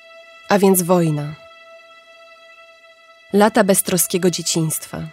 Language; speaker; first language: Polish; native; Polish